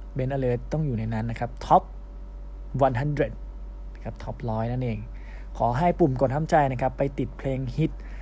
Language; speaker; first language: Thai; native; Thai